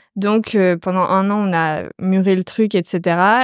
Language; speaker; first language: French; native; French